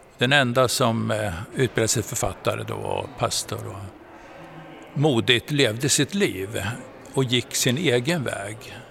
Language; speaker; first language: Swedish; native; Swedish